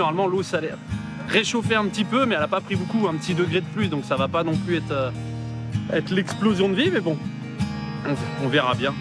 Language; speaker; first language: French; native; French